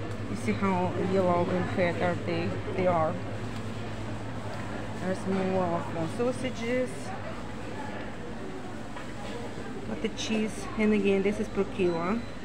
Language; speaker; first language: English; non-native, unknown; Russian